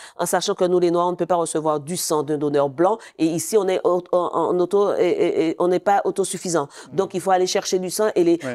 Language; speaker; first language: French; native; French